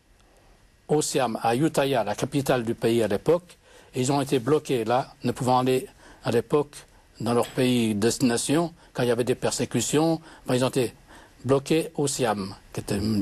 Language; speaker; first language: French; native; French